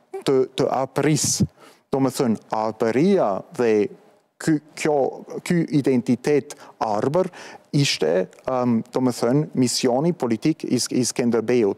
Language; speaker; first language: Albanian; non-native, fluent; German